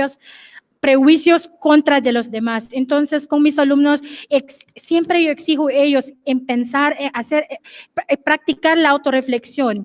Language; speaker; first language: Spanish; non-native, fluent; English